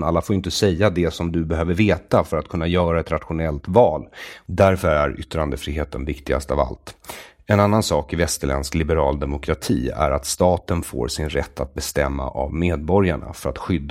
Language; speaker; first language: Swedish; native; Swedish